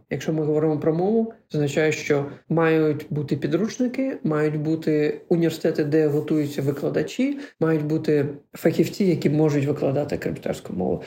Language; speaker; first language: Ukrainian; non-native, local second language; Crimean Tatar